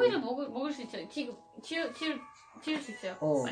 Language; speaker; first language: Korean; non-native, learner; Swedish